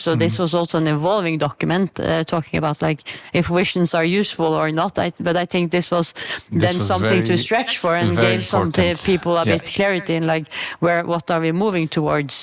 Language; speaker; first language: English; non-native, fluent; Norwegian